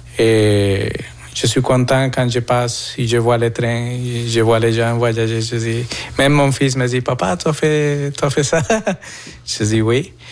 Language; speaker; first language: French; non-native, fluent; Spanish